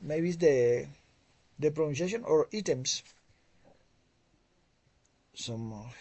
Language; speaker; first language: English; non-native, fluent; Spanish